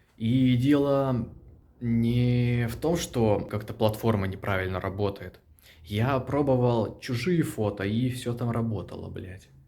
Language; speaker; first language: Russian; native; Russian